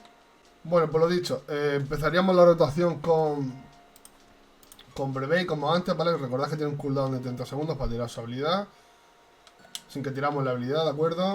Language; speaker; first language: Spanish; native; Spanish